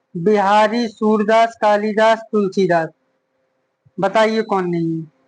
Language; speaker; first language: Hindi; native; Hindi